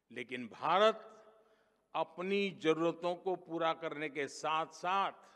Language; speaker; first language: Hindi; non-native, local second language; Gujarati